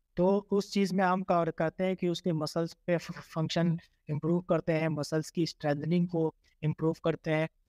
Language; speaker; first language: Hindi; native; Hindi